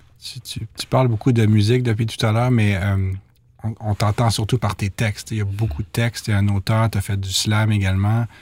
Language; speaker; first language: French; native; French